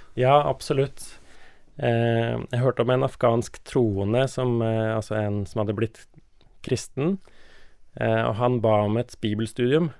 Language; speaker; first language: Norwegian; native; Norwegian